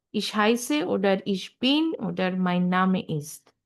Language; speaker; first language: German; non-native, fluent; Hindi